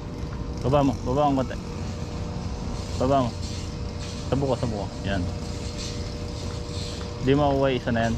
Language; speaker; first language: Filipino; native; Filipino